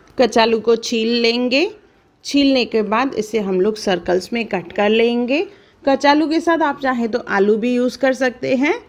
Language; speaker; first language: Hindi; non-native, local second language; Sindhi